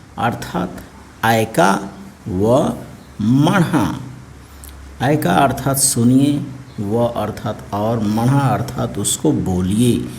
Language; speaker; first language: Hindi; native; Hindi